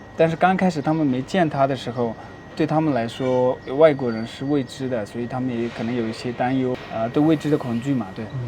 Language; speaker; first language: Chinese; non-native, local second language; Tibetan